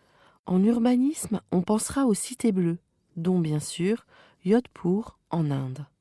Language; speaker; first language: French; native; French